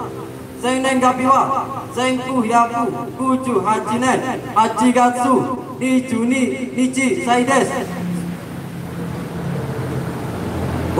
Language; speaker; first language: Japanese; non-native, learner; Indonesian